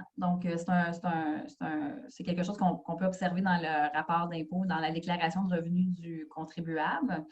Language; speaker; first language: French; native; French